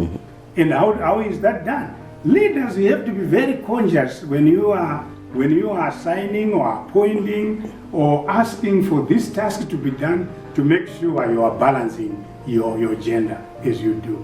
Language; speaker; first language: English; non-native, local second language; Shona